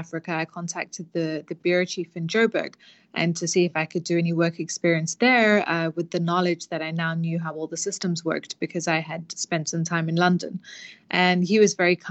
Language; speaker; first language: English; native; English